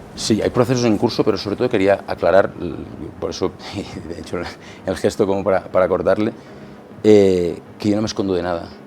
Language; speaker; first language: Spanish; non-native, local second language; Catalan